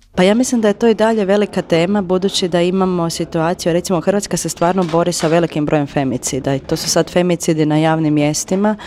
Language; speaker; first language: Croatian; native; Croatian